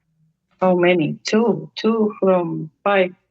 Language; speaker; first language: English; non-native, learner; Spanish